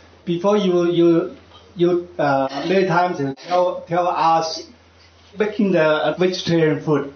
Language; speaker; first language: English; non-native, learner; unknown